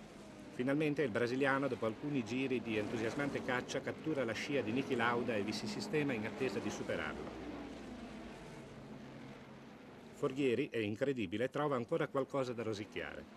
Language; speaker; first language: Italian; native; Italian